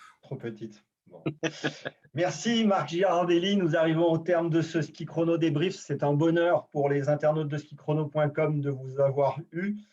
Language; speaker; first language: French; native; French